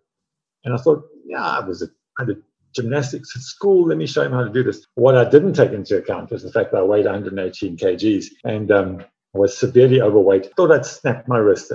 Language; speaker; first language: English; native; English